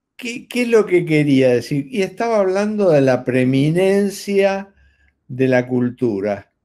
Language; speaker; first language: Spanish; native; Spanish